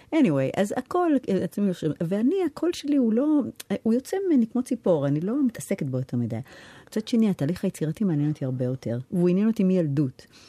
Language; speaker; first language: Hebrew; early bilingual, heritage; Hebrew